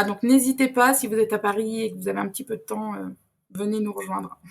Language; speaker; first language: French; native; French